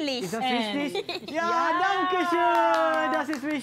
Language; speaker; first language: German; non-native, learner; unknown